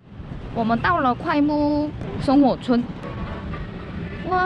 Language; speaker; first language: Chinese; non-native, fluent; Korean